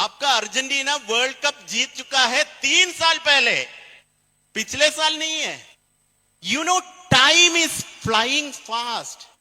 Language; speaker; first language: Hindi; non-native, local second language; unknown